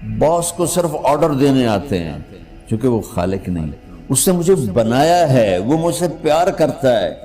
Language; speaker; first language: Urdu; non-native, local second language; Punjabi